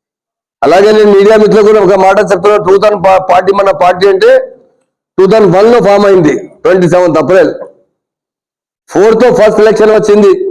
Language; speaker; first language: Telugu; non-native, local second language; Urdu